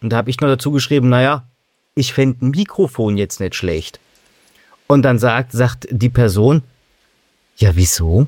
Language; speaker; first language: German; native; German